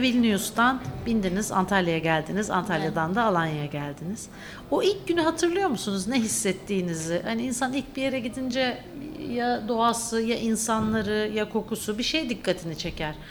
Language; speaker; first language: Turkish; native; Turkish